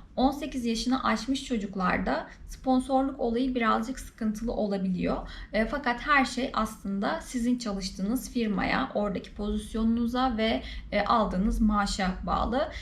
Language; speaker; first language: Turkish; native; Turkish